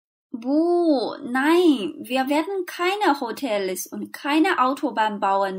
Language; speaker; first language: German; non-native, fluent; Chinese